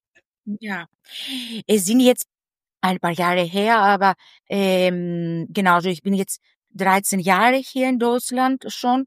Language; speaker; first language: German; non-native, fluent; Greek